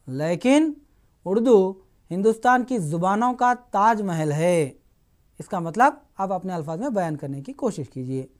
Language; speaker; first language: Urdu; native; Urdu